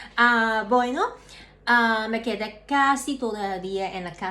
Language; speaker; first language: Spanish; non-native, learner; Cantonese